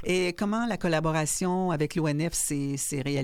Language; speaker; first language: French; native; French